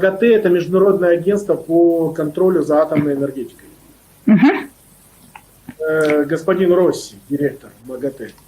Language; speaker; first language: Russian; native; Russian